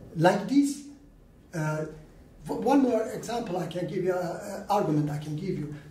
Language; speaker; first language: English; non-native, learner; Persian